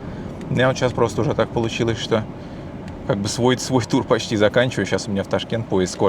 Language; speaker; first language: Russian; native; Russian